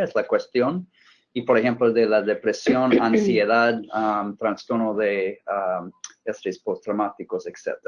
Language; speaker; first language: Spanish; non-native, fluent; English